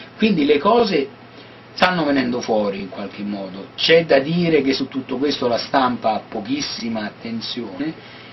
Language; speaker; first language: Italian; native; Italian